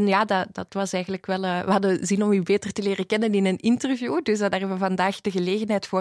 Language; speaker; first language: Dutch; native; Dutch